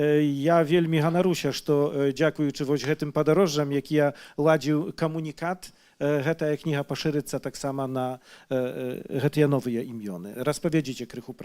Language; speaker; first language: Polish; non-native, learner; Belarusian